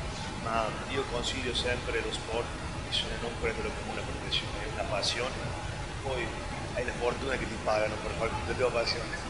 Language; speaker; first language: Italian; non-native, fluent; Spanish